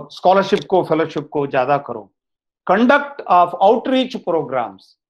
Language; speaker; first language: Hindi; non-native, local second language; Kannada